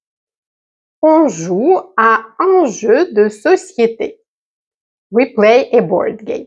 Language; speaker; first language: French; native; French